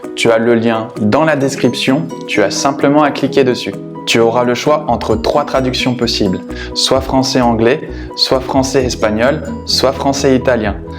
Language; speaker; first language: French; native; French